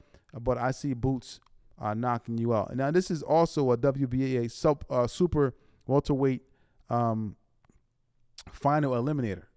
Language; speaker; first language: English; native; English